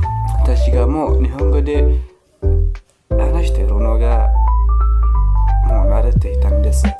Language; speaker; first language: Japanese; non-native, learner; Indonesian